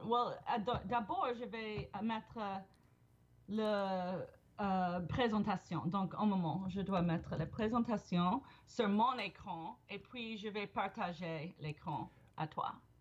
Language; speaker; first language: French; non-native, fluent; English